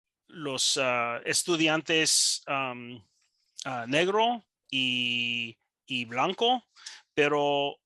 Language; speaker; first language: Spanish; non-native, learner; English